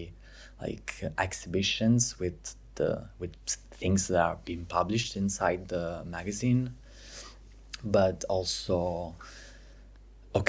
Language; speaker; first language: English; non-native, fluent; Italian